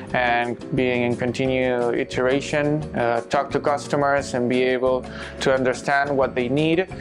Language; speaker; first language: English; non-native, fluent; Spanish